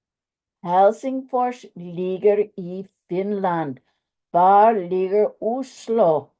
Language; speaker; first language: Swedish; non-native, fluent; English